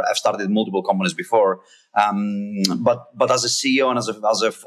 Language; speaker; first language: English; non-native, fluent; Greek